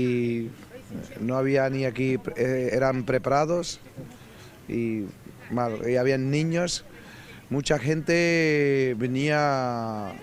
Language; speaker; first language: Spanish; non-native, learner; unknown